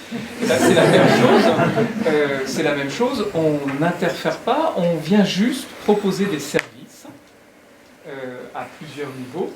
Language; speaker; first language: French; native; French